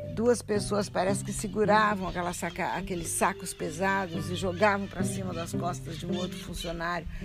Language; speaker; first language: Portuguese; native; Portuguese